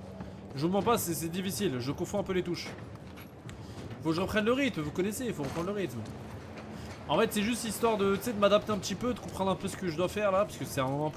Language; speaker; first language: French; native; French